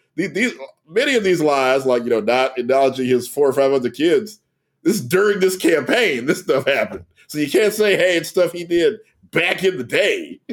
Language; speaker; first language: English; native; English